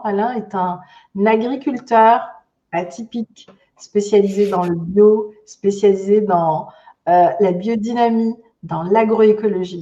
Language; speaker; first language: French; native; French